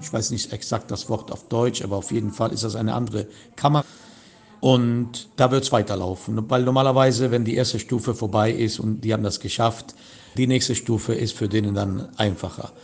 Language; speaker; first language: German; non-native, fluent; Spanish